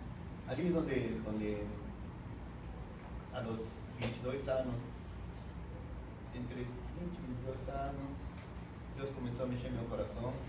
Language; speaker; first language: Portuguese; non-native, fluent; Spanish